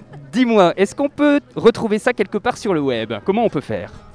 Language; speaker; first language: French; native; French